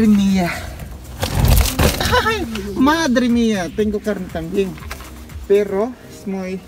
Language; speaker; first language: Spanish; non-native, learner; Filipino